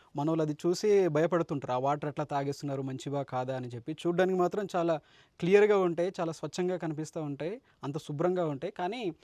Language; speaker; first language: Telugu; native; Telugu